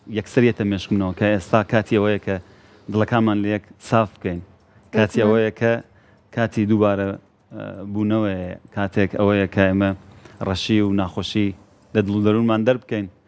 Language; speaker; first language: Central Kurdish; non-native, local second language; Gurani